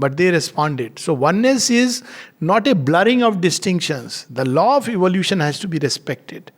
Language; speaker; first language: English; non-native, local second language; Hindi